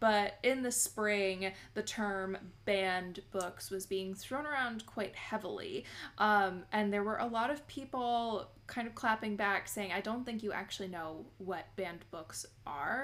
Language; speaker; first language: English; native; English